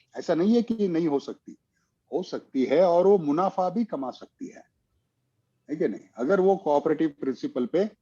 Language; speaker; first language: Hindi; non-native, local second language; Marathi